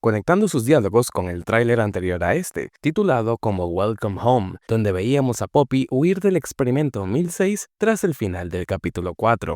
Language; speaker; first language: Spanish; native; Spanish